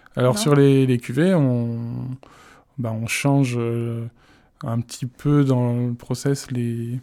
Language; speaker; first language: French; native; French